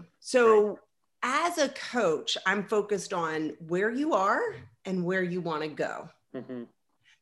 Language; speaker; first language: English; native; English